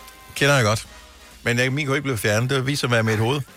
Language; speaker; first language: Danish; native; Danish